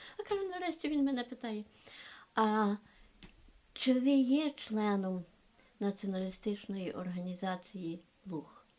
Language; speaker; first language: Ukrainian; native; Ukrainian